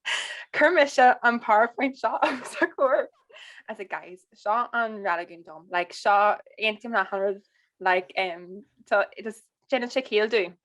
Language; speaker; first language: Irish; non-native, local second language; English